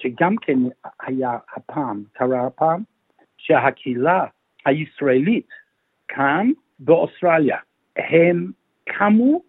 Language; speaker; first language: Hebrew; non-native, fluent; English